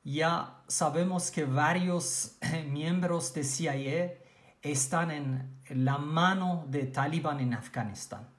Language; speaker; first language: Spanish; non-native, learner; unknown